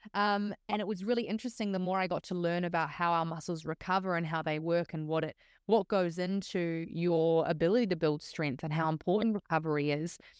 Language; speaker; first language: English; native; English